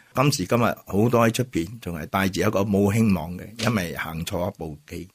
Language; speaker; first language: Cantonese; native; Cantonese